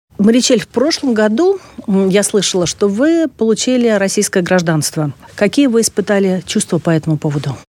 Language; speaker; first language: Russian; native; Russian